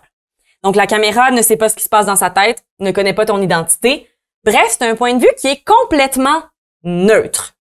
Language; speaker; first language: French; native; French